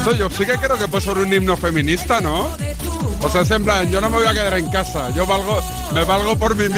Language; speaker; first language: Spanish; native; Spanish